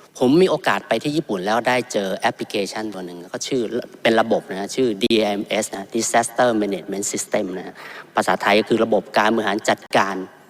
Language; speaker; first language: Thai; native; Thai